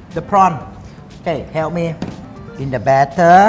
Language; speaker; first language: English; non-native, learner; Thai